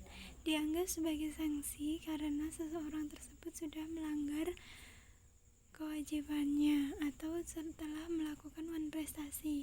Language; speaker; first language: Indonesian; native; Indonesian